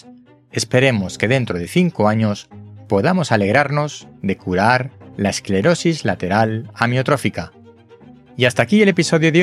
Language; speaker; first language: Spanish; native; Spanish